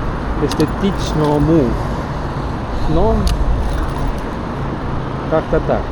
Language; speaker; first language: Russian; non-native, local second language; Estonian